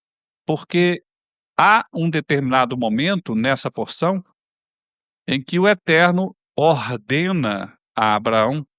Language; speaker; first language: Portuguese; native; Portuguese